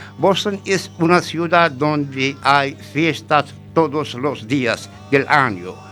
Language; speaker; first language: Spanish; non-native, learner; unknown